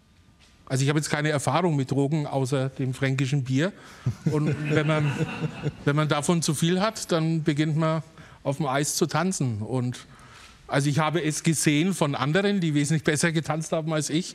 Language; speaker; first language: German; native; German